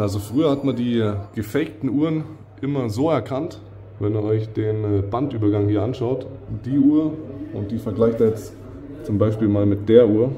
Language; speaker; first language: German; native; German